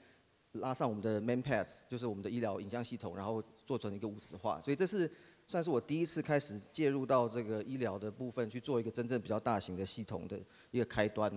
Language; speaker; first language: Chinese; native; Chinese